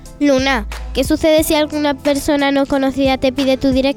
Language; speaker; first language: Spanish; native; Spanish